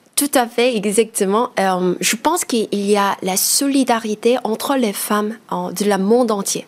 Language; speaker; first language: French; non-native, fluent; Korean